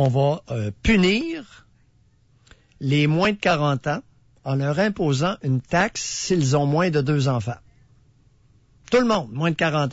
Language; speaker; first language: French; native; French